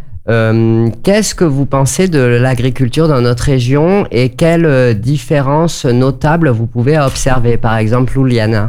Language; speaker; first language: French; native; French